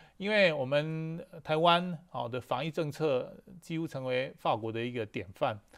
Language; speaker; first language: Chinese; native; Chinese